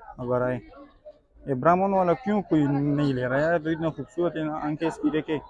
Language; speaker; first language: Urdu; non-native, local second language; Pashto